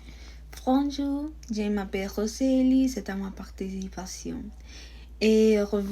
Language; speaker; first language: French; non-native, learner; Spanish